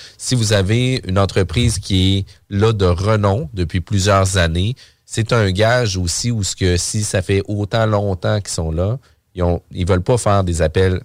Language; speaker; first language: French; native; French